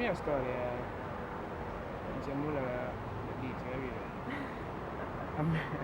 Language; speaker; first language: Italian; non-native, learner; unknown